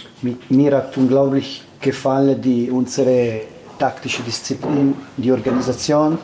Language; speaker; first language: German; non-native, fluent; Italian